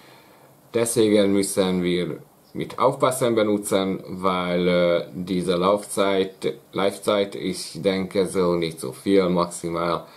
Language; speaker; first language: German; non-native, learner; Hungarian